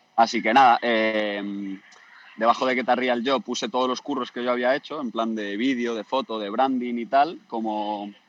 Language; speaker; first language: Spanish; native; Spanish